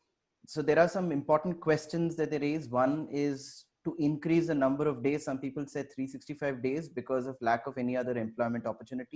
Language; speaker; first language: English; non-native, local second language; Hindi